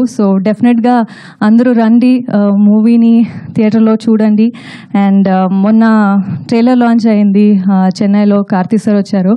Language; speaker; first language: Telugu; non-native, fluent; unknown